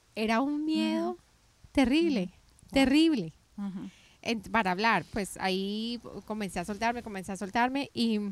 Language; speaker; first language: Spanish; native; Spanish